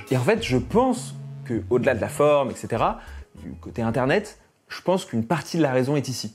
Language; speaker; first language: French; native; French